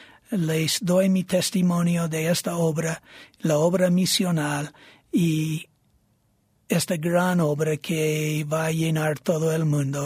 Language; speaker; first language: Spanish; non-native, fluent; English